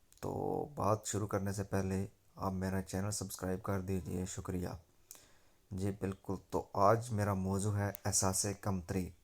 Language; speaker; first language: Urdu; non-native, local second language; Punjabi